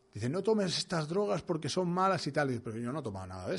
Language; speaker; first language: Spanish; non-native, local second language; Catalan